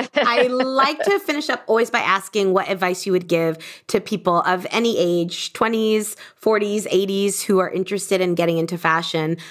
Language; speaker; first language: English; native; English